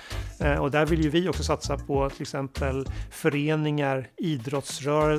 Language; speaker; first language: Swedish; native; Swedish